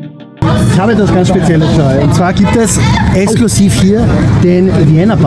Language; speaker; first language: German; native; German